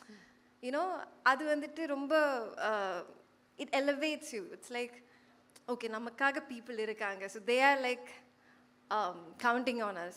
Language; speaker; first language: Tamil; non-native, fluent; Malayalam